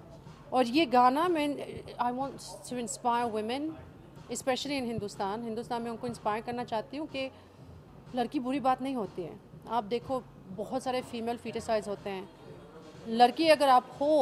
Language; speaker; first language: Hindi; early bilingual, heritage; English